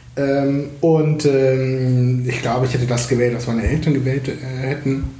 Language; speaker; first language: German; native; German